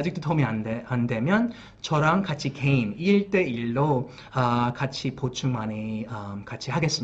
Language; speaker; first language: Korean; early bilingual, heritage; English